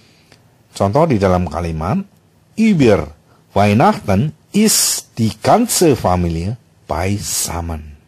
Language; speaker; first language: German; non-native, fluent; Indonesian